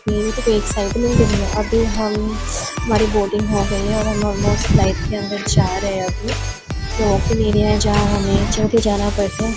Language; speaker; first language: Hindi; non-native, local second language; Bangla